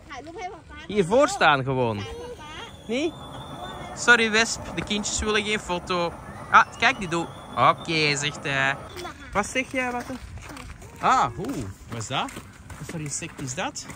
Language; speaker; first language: Dutch; native; Dutch